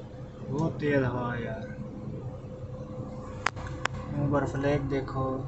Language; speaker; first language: Hindi; non-native, local second language; Punjabi